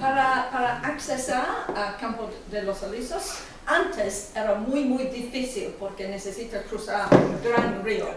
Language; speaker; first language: Spanish; non-native, learner; English